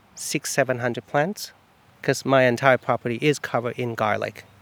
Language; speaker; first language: English; non-native, fluent; Chinese